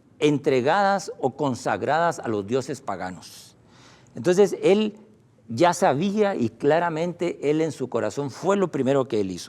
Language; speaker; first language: Spanish; native; Spanish